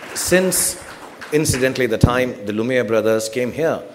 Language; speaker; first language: English; non-native, local second language; Hindi